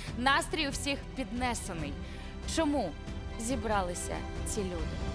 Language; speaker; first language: Ukrainian; native; Ukrainian